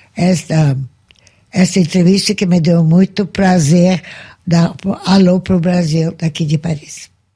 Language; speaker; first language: Portuguese; non-native, fluent; Russian